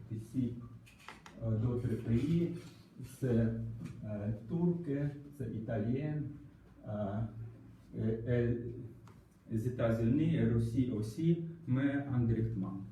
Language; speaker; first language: French; non-native, learner; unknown